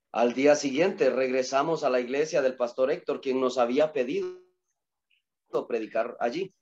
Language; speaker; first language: Spanish; native; Spanish